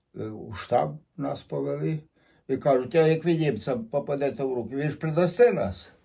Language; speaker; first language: Ukrainian; native; Ukrainian